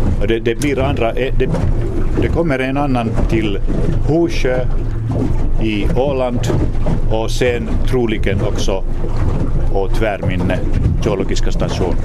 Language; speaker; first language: Swedish; non-native, local second language; Finnish